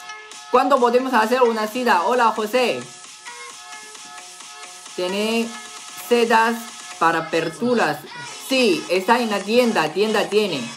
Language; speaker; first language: Spanish; non-native, learner; Chinese